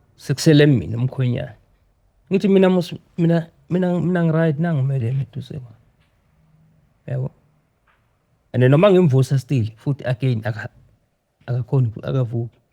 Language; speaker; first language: Zulu; native; Zulu